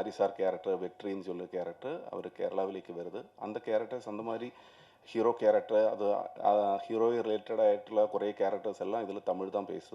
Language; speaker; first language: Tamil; non-native, learner; Malayalam